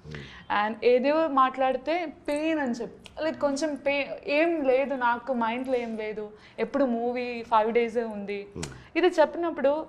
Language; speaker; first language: Telugu; non-native, learner; Malayalam